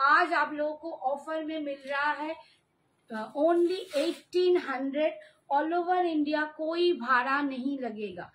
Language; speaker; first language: Hindi; non-native, local second language; Bangla